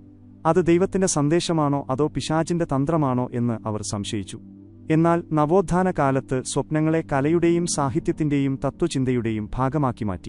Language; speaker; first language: Malayalam; native; Malayalam